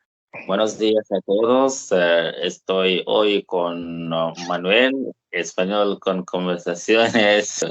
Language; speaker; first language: Spanish; non-native, fluent; English